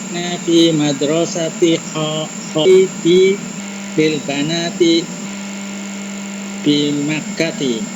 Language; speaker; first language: Arabic; non-native, learner; Indonesian